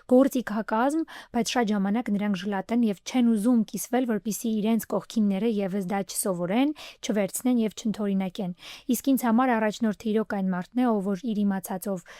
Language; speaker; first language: Armenian; native; Armenian